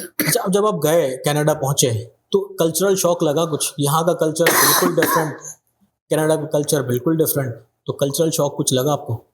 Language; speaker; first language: Urdu; native; Urdu